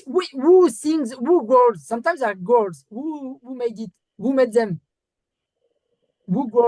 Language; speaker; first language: English; non-native, learner; French